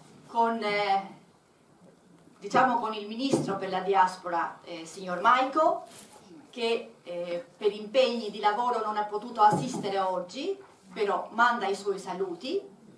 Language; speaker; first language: Italian; non-native, fluent; Albanian